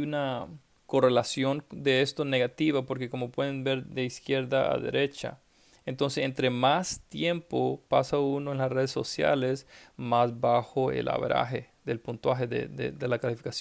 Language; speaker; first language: Spanish; early bilingual, heritage; English